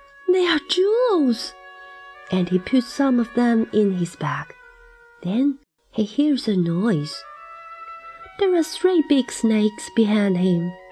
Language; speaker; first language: English; non-native, fluent; Chinese